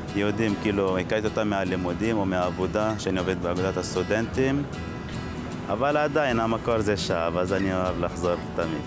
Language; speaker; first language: Hebrew; non-native, local second language; Arabic